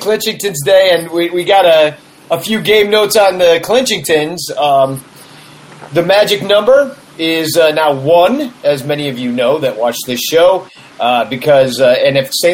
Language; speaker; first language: English; native; English